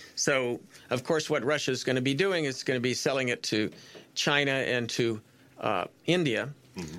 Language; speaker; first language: English; native; English